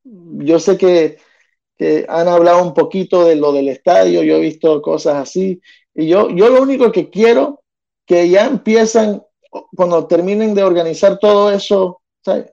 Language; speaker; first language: Spanish; early bilingual, heritage; Spanish